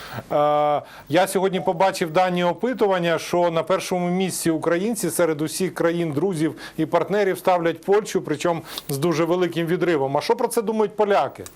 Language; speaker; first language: Ukrainian; native; Ukrainian